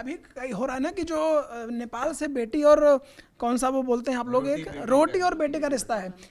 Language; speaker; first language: Hindi; native; Hindi